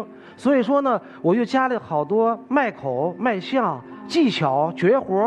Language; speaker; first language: Chinese; native; Chinese